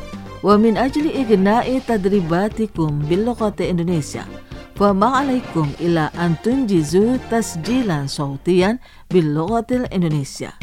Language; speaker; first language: Arabic; non-native, fluent; Indonesian